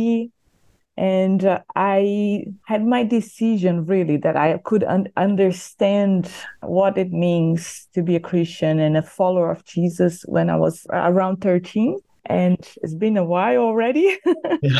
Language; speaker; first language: English; non-native, fluent; Portuguese